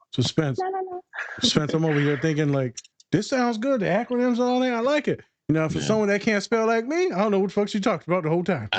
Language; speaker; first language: English; native; English